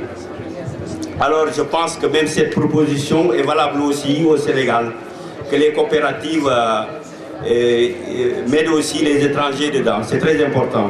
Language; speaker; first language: French; non-native, local second language; Wolof